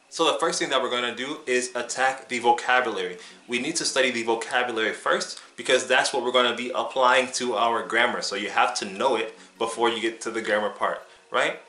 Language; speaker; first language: English; native; English